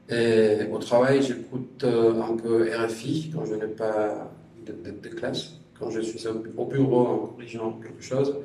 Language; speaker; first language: French; non-native, fluent; Spanish